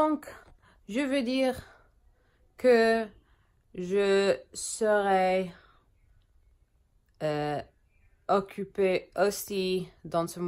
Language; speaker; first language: French; non-native, learner; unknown